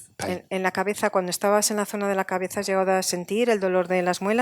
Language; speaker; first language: Spanish; native; Spanish